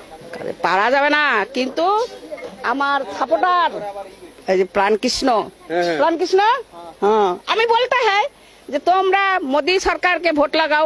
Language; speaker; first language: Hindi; non-native, learner; Bangla